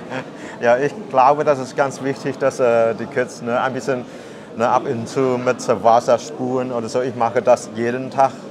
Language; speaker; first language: German; non-native, learner; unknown